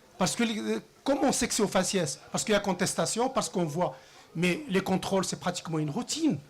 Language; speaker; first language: French; early bilingual, other home language; Riffian